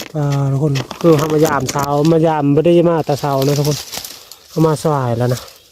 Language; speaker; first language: Thai; native; Thai